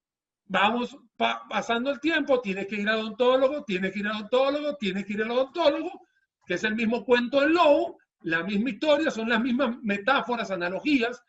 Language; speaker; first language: Spanish; native; Spanish